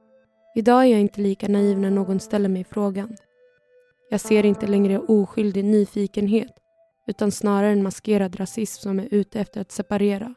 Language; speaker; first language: Swedish; early bilingual, other home language; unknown